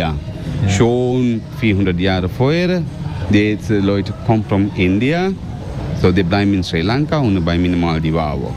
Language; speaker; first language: German; non-native, learner; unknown